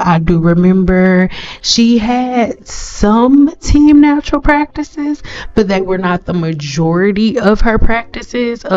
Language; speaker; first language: English; native; English